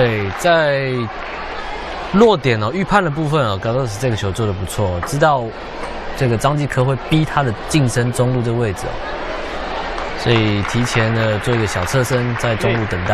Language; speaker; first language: Chinese; native; Chinese